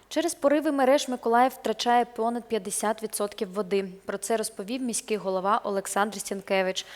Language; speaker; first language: Ukrainian; native; Ukrainian